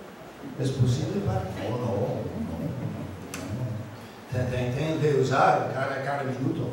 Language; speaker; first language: Spanish; non-native, fluent; English